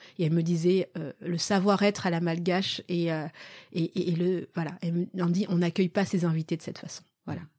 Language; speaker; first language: French; early bilingual, other home language; Malagasy